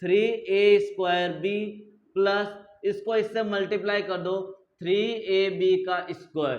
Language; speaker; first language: Hindi; native; Hindi